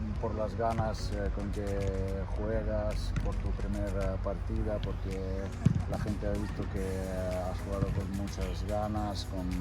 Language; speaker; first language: Spanish; non-native, fluent; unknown